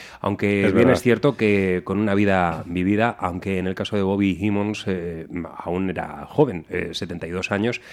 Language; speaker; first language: Spanish; native; Spanish